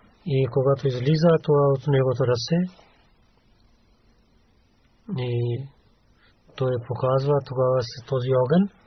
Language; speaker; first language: Bulgarian; non-native, learner; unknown